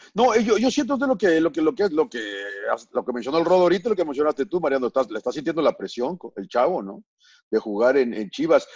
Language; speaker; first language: Spanish; native; Spanish